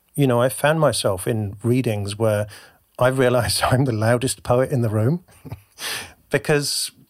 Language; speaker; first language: English; native; English